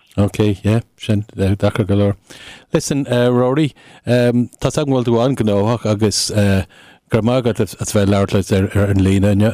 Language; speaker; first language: Irish; native; Irish